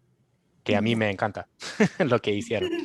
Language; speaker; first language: Spanish; non-native, fluent; English